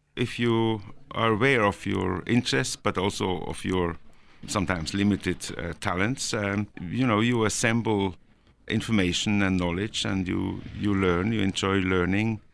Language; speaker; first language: English; non-native, fluent; Norwegian